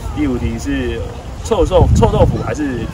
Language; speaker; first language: Chinese; native; Chinese